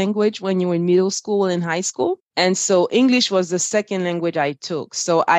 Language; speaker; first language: English; non-native, fluent; French